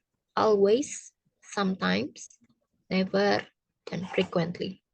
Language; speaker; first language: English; non-native, fluent; Indonesian